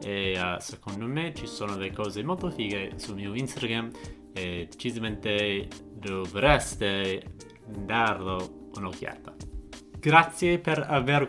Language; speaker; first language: Italian; non-native, fluent; English